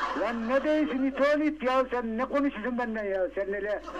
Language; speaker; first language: Turkish; native; Turkish